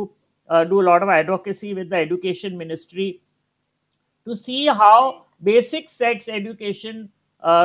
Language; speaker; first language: English; non-native, local second language; Gujarati